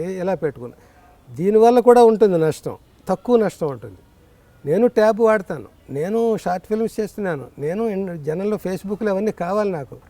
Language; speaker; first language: Telugu; native; Telugu